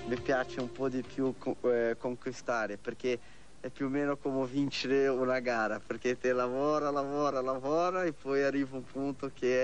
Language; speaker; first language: Italian; non-native, fluent; Portuguese